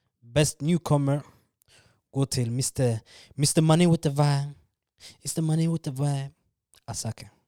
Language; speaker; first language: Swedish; early bilingual, other home language; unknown